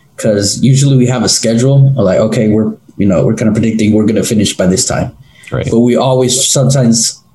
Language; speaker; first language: English; native; English